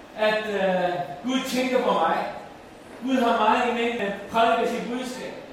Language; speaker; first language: Danish; non-native, local second language; Faroese